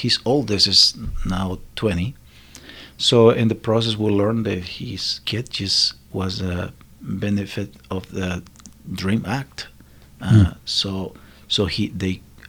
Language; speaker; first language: English; non-native, learner; Spanish